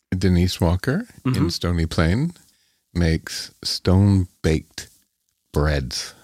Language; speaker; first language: English; native; English